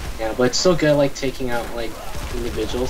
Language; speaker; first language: English; native; English